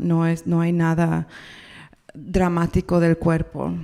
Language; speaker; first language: Spanish; non-native, learner; English